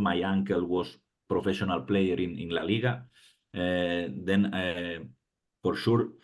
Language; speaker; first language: English; non-native, fluent; Spanish